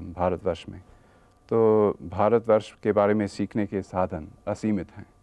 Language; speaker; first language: Hindi; non-native, fluent; English